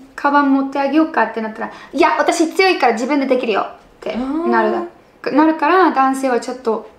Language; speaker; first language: Japanese; non-native, fluent; English